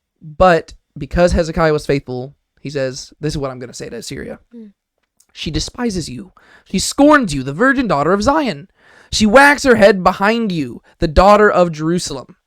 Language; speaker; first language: English; native; English